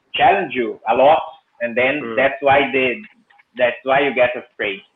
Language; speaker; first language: English; non-native, learner; Portuguese